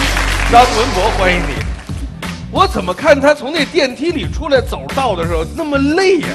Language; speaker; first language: Chinese; native; Chinese